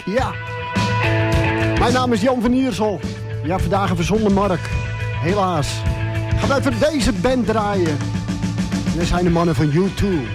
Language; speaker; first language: Dutch; native; Dutch